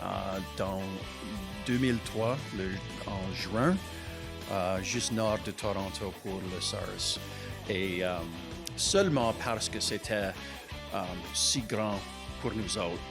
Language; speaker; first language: French; non-native, local second language; English